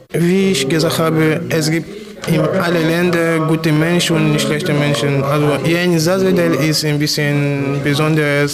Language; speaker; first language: German; non-native, learner; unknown